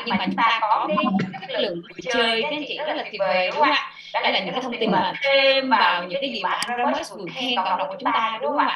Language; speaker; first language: Vietnamese; native; Vietnamese